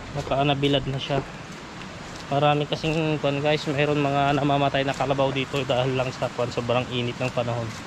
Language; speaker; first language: Filipino; non-native, local second language; Iloko